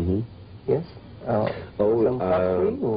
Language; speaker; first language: English; non-native, fluent; Japanese